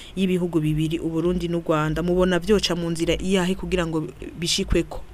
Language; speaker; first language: Kinyarwanda; native; Kinyarwanda